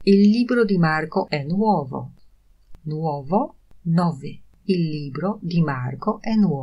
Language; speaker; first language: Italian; non-native, fluent; Polish